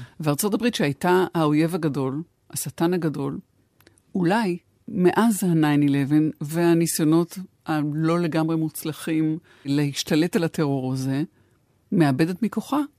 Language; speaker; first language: Hebrew; native; Hebrew